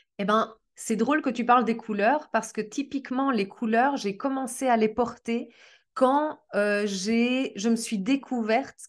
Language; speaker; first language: French; early bilingual, other home language; Portuguese